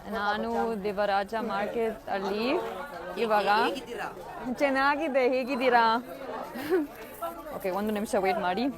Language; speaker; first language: Kannada; non-native, learner; German